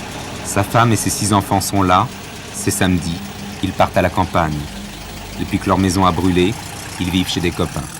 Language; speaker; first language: French; native; French